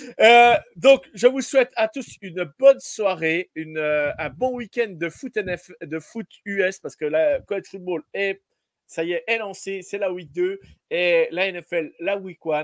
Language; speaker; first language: French; native; French